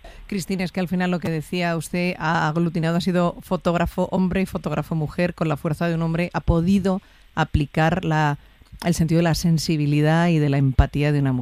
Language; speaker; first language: Spanish; native; Spanish